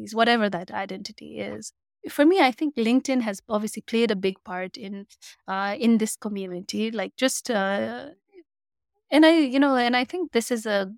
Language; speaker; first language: English; non-native, local second language; Nepali